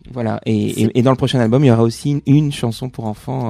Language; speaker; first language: French; native; French